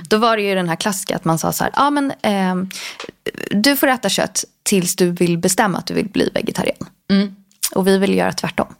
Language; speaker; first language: Swedish; native; Swedish